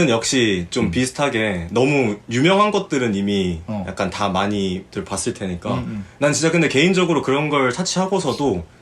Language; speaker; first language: Korean; native; Korean